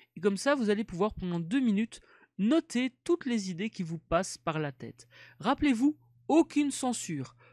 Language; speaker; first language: French; native; French